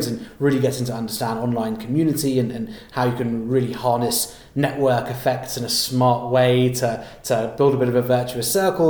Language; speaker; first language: English; native; English